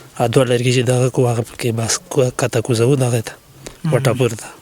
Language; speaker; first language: Pashto; non-native, local second language; Gujari